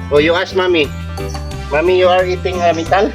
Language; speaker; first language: English; non-native, local second language; Filipino